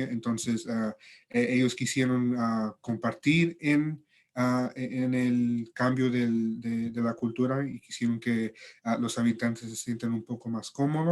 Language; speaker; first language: Spanish; early bilingual, heritage; Spanish